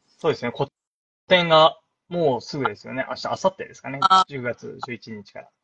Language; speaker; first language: Japanese; native; Japanese